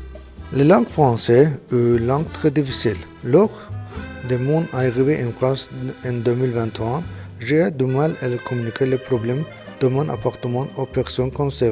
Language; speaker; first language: French; non-native, learner; Azerbaijani